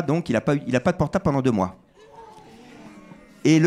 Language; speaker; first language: French; native; French